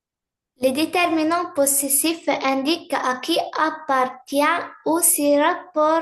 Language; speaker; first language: French; non-native, learner; Arabic